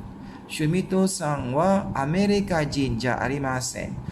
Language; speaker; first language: Japanese; non-native, fluent; Malay